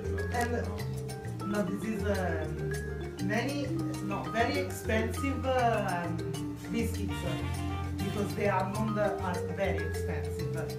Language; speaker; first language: English; non-native, learner; Italian